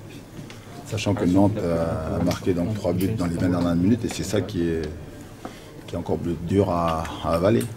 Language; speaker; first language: French; native; French